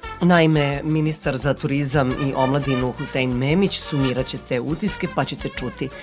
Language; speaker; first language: Serbian; native; Serbian